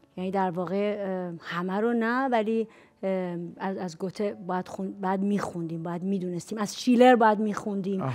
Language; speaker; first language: Persian; native; Persian